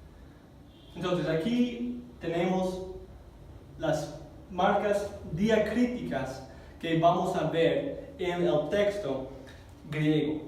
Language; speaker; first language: Spanish; non-native, fluent; English